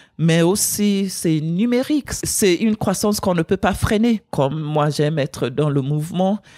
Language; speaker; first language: French; non-native, fluent; English